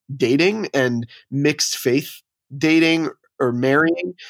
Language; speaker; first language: English; native; English